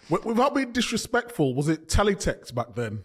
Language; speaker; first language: English; native; English